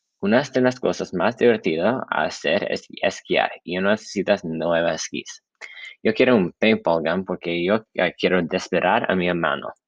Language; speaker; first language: Spanish; non-native, learner; English